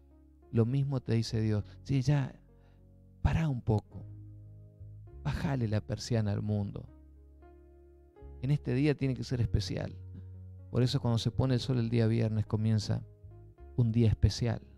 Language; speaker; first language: Spanish; native; Spanish